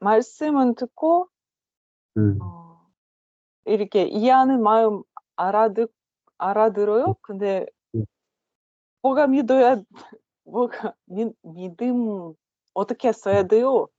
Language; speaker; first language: Korean; non-native, learner; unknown